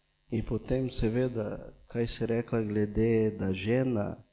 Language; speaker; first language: Slovenian; non-native, fluent; Portuguese